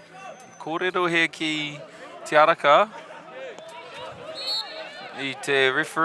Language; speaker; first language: Māori; non-native, local second language; English